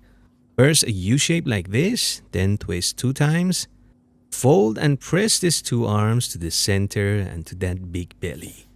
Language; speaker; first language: English; non-native, fluent; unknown